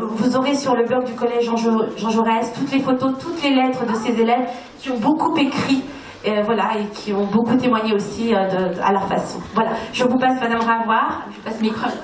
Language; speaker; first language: French; native; French